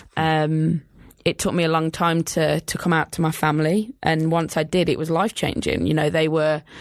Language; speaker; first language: English; native; English